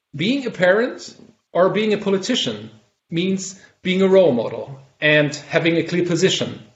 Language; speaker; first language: English; non-native, fluent; German